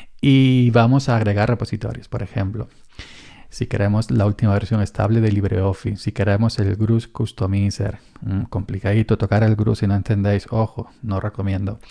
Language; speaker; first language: Spanish; native; Spanish